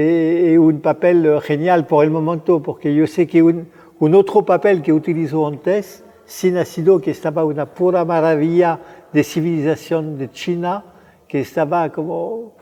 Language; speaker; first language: Spanish; non-native, fluent; French